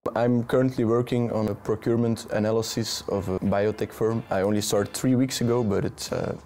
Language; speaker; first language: English; non-native, fluent; Dutch